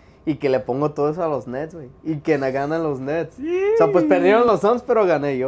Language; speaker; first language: Spanish; early bilingual, heritage; Spanish